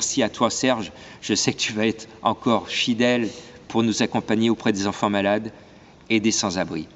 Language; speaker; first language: French; native; French